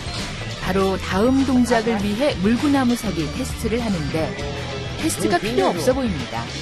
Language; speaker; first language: Korean; native; Korean